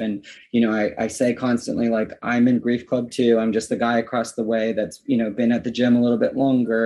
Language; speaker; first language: English; native; English